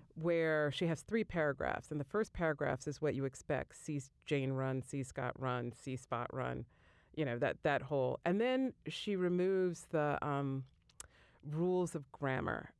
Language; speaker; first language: English; native; English